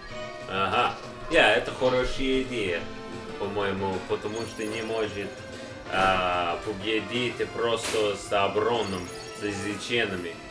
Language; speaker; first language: Russian; non-native, learner; English